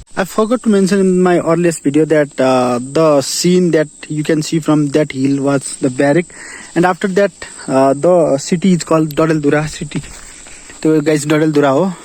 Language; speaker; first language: English; non-native, local second language; Nepali